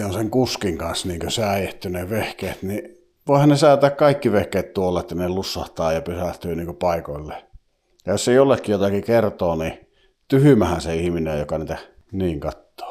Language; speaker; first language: Finnish; native; Finnish